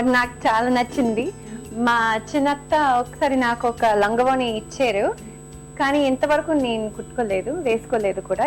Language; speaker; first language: Telugu; non-native, fluent; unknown